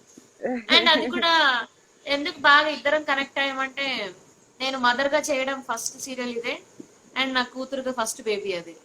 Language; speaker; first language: Telugu; native; Telugu